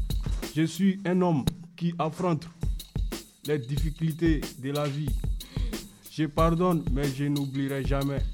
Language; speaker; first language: French; non-native, learner; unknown